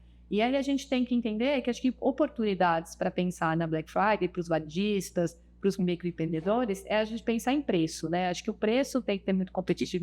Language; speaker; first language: Portuguese; native; Portuguese